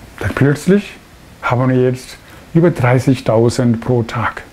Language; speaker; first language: German; non-native, fluent; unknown